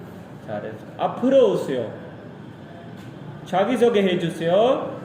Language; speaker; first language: Korean; non-native, learner; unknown